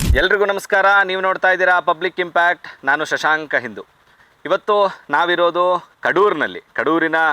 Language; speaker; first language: Kannada; native; Kannada